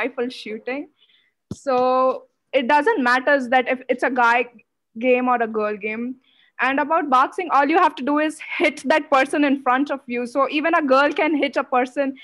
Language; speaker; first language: English; non-native, local second language; Odia